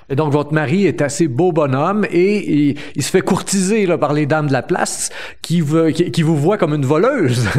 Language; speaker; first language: French; native; French